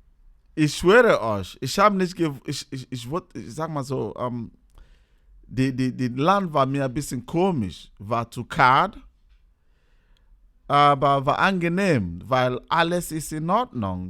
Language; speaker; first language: German; non-native, learner; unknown